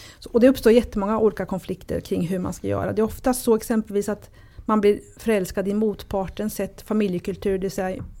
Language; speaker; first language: Swedish; early bilingual, other home language; Italian